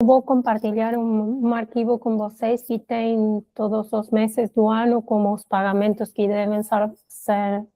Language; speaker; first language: Portuguese; non-native, fluent; Spanish